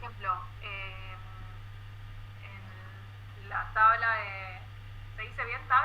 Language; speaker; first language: Spanish; native; Spanish